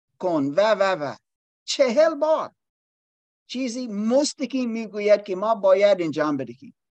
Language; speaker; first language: Persian; non-native, learner; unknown